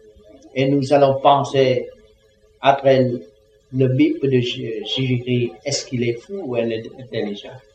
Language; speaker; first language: French; non-native, learner; Vietnamese